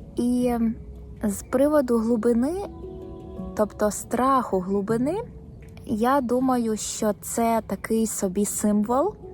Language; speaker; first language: Ukrainian; native; Ukrainian